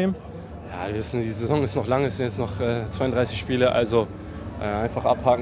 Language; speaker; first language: German; native; German